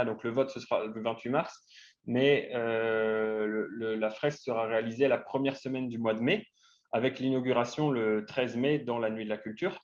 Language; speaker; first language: French; native; French